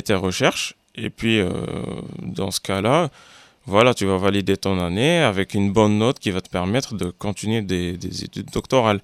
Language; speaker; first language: French; non-native, local second language; Arabic